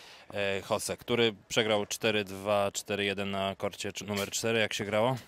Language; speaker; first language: Polish; native; Polish